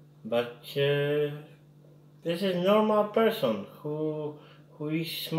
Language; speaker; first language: English; non-native, learner; Polish